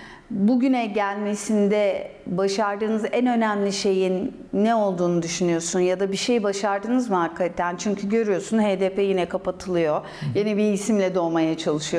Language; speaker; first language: Turkish; native; Turkish